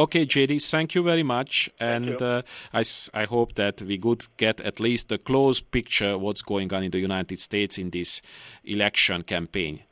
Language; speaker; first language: English; non-native, fluent; Hungarian